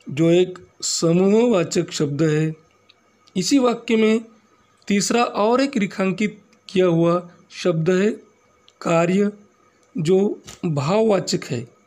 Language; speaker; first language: Hindi; non-native, local second language; Marathi